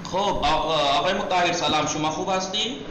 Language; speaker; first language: Persian; non-native, fluent; Urdu